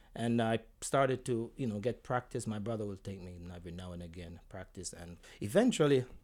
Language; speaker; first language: English; non-native, local second language; Jamaican Creole English